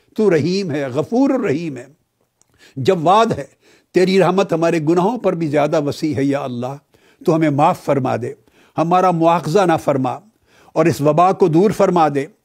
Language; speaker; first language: Urdu; native; Urdu